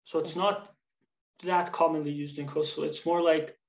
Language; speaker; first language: English; early bilingual, other home language; Albanian